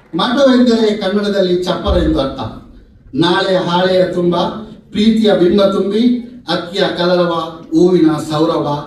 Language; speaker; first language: Kannada; non-native, local second language; Konkani